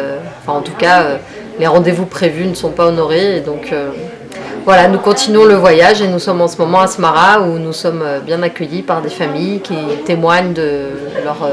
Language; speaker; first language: French; native; French